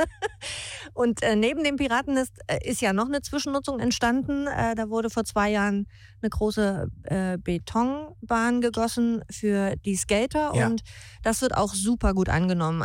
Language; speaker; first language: German; native; German